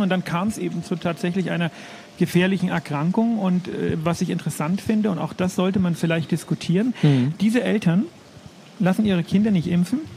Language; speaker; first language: German; native; German